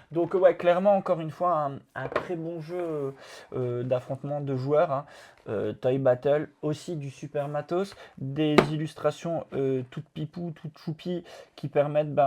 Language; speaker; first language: French; native; French